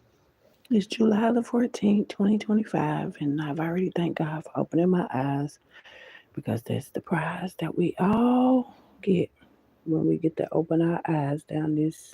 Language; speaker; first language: English; native; English